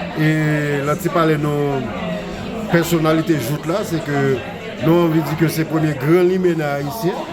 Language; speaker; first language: French; non-native, local second language; Haitian Creole